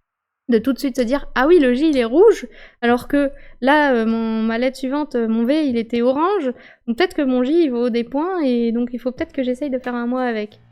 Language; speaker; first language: French; native; French